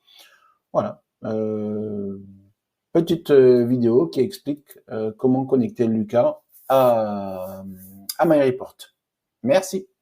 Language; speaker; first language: French; native; French